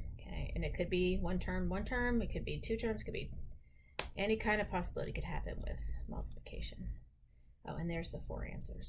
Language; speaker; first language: English; native; English